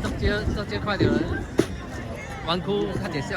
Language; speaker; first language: Chinese; native; Chinese